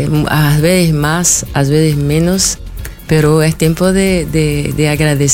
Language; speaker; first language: Spanish; non-native, fluent; Portuguese